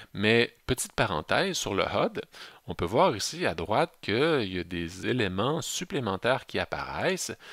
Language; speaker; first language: French; native; French